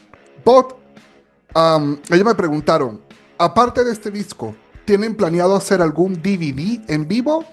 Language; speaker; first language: Spanish; native; Spanish